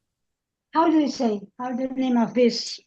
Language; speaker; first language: English; non-native, learner; Spanish